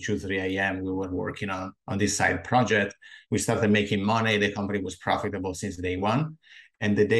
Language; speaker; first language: English; non-native, fluent; Italian